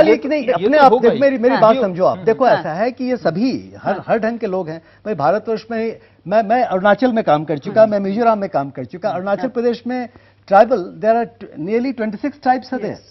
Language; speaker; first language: Hindi; native; Hindi